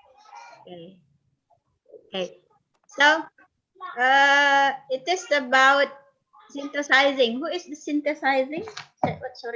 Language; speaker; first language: English; non-native, fluent; Indonesian